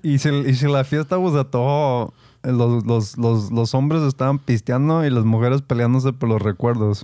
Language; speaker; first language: Spanish; early bilingual, heritage; Spanish